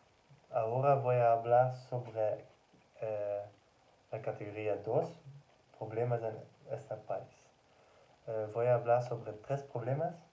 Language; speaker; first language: Spanish; non-native, learner; Dutch